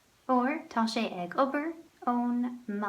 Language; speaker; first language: Irish; non-native, local second language; English